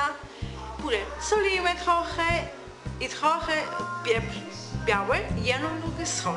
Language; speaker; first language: Polish; non-native, learner; Italian